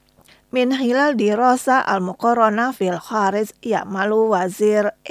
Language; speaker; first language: Arabic; non-native, learner; Indonesian